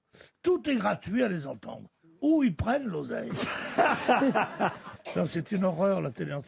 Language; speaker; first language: French; native; French